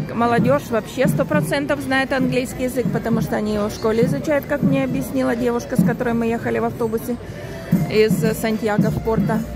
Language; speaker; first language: Russian; native; Russian